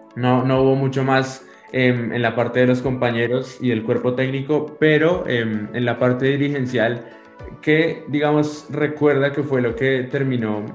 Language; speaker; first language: Spanish; native; Spanish